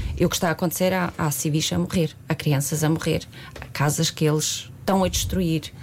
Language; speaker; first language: Portuguese; non-native, fluent; Russian